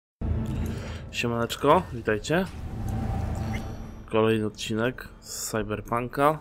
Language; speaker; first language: Polish; native; Polish